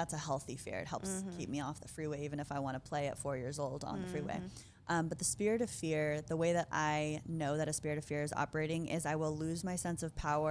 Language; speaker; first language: English; native; English